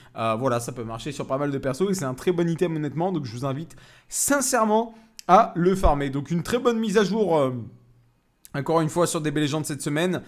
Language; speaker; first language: French; native; French